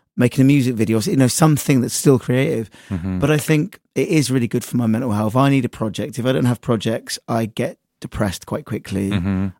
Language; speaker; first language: English; native; English